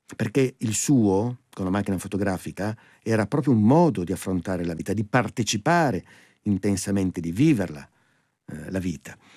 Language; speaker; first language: Italian; native; Italian